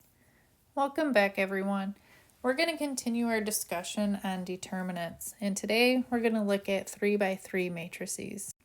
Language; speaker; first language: English; native; English